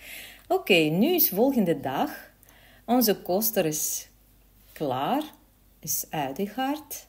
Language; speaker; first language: Dutch; non-native, learner; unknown